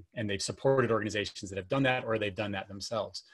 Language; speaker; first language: English; native; English